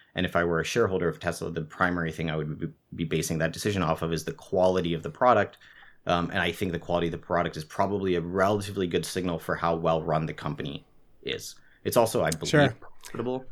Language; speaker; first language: English; native; English